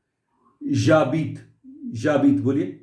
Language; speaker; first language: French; non-native, fluent; Hindi